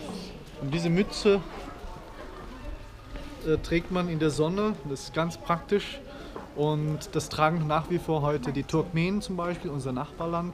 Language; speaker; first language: German; non-native, fluent; Uzbek